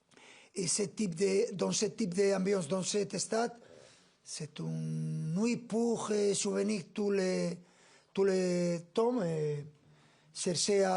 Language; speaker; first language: French; non-native, fluent; Spanish